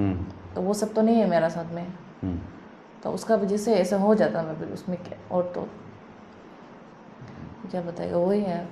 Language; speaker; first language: Hindi; non-native, local second language; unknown